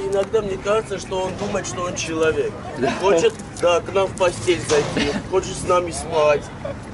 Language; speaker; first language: Russian; non-native, learner; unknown